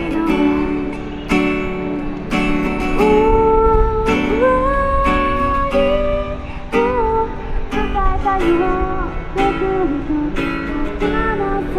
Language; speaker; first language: Japanese; native; Japanese